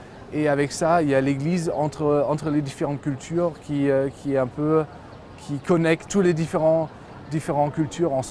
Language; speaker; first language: French; non-native, fluent; German